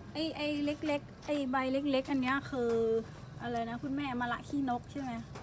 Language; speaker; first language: Thai; native; Thai